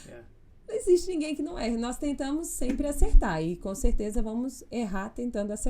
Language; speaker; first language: Portuguese; native; Portuguese